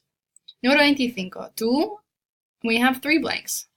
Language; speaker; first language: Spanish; non-native, fluent; English